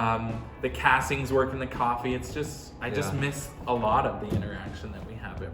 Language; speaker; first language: English; native; English